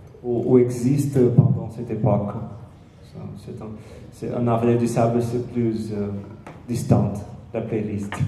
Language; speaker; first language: French; non-native, learner; Portuguese